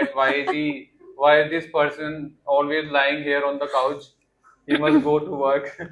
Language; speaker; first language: English; non-native, local second language; Hindi